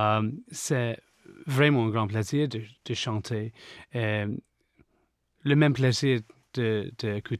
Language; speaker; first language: French; non-native, fluent; English